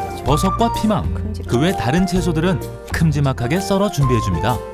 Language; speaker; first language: Korean; native; Korean